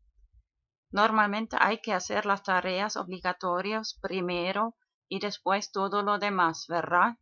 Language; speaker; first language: Spanish; non-native, fluent; German